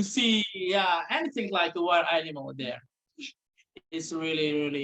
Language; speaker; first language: English; non-native, local second language; Indonesian